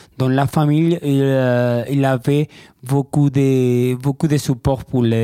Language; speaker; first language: French; non-native, learner; Spanish